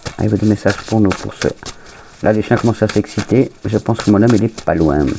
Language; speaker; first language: French; early bilingual, other home language; Portuguese